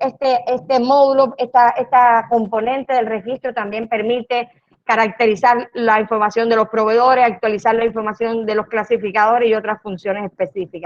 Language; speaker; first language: Spanish; native; Spanish